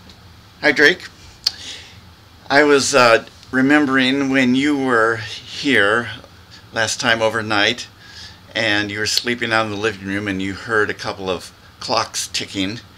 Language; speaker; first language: English; native; English